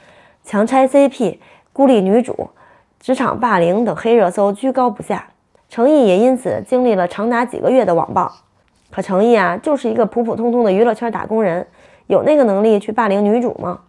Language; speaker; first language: Chinese; native; Chinese